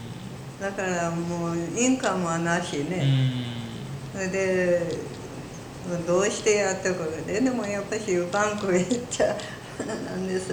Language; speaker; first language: Japanese; early bilingual, heritage; Japanese